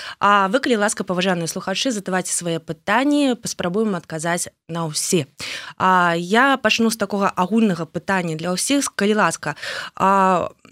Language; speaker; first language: Belarusian; native; Belarusian